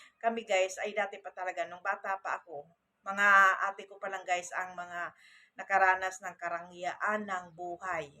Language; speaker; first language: Filipino; native; Filipino